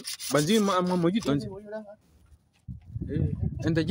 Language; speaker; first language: Arabic; non-native, learner; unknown